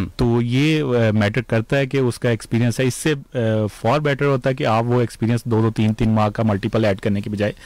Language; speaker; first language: Urdu; native; Urdu